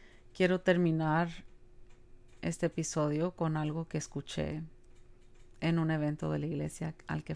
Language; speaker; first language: Spanish; early bilingual, heritage; Spanish